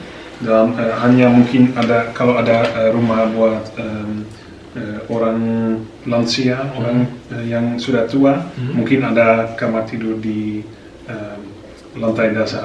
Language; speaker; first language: Indonesian; non-native, fluent; Dutch